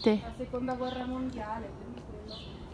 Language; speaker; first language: Italian; native; Italian